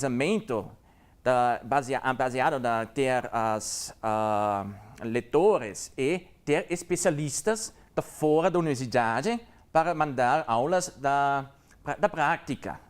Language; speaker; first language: Portuguese; non-native, learner; German